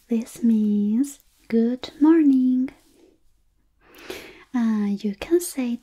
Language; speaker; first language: English; non-native, fluent; Spanish